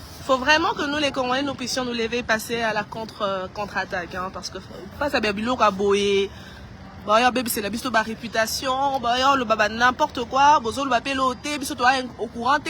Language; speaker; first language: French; non-native, local second language; Lingala